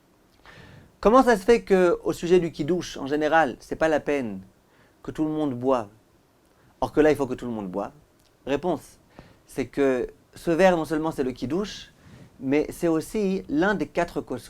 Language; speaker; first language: French; native; French